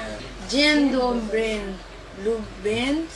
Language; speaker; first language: Polish; non-native, learner; Haitian Creole